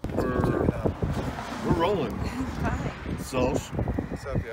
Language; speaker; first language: English; native; English